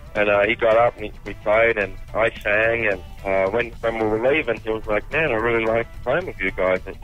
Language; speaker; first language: English; native; English